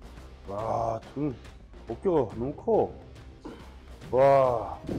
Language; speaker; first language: Korean; native; Korean